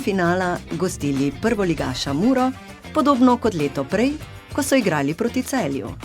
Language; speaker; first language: Slovenian; native; Slovenian